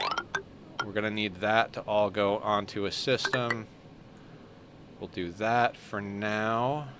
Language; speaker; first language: English; native; English